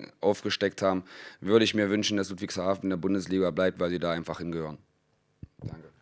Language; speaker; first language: German; native; German